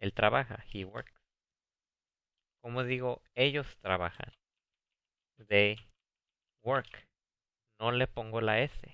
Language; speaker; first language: Spanish; early bilingual, heritage; Spanish